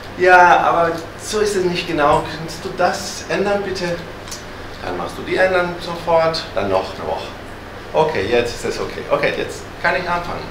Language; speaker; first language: German; non-native, fluent; Spanish